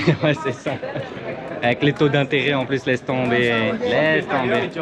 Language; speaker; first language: French; native; French